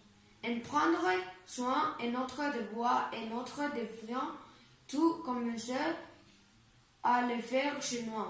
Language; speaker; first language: French; non-native, learner; Spanish